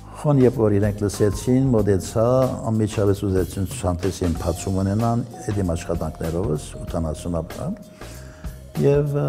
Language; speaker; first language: Armenian; early bilingual, heritage; Armenian